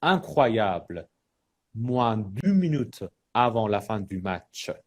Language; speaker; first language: French; non-native, fluent; Persian